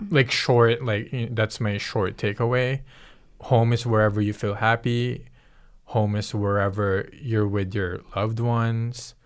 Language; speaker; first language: English; early bilingual, other home language; Filipino